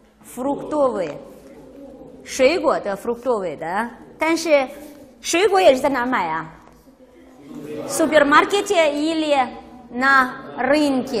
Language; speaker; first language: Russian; non-native, fluent; Chinese